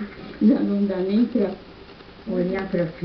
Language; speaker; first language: Portuguese; non-native, learner; German